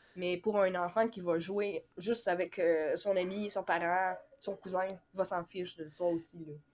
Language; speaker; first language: French; native; French